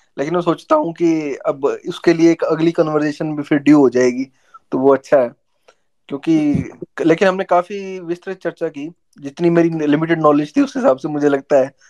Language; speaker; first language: Hindi; native; Hindi